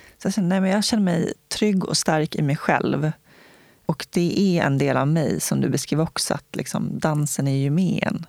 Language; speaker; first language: Swedish; native; Swedish